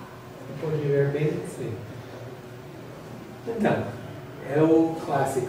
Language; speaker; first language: Portuguese; non-native, learner; English